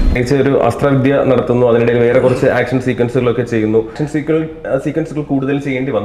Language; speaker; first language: Malayalam; native; Malayalam